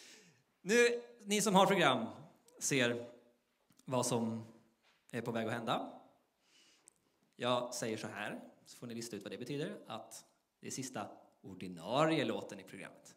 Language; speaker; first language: Swedish; native; Swedish